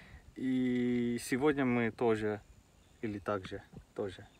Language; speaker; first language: Russian; non-native, learner; Finnish